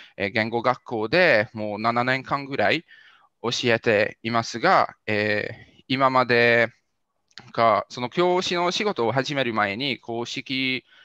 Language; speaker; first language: Japanese; non-native, fluent; Hungarian